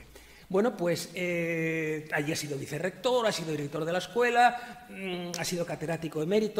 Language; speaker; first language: Spanish; native; Spanish